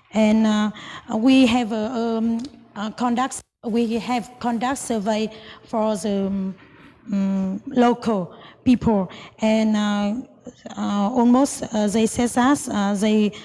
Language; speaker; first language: English; non-native, learner; Vietnamese